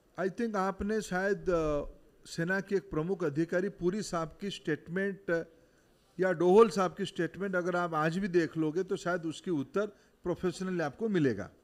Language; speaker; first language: Hindi; non-native, local second language; Odia